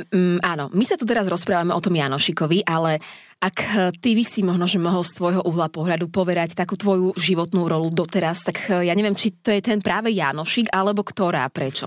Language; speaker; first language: Slovak; native; Slovak